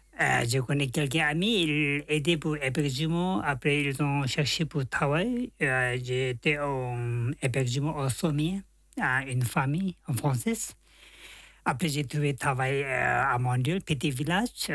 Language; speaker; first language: French; non-native, learner; Tibetan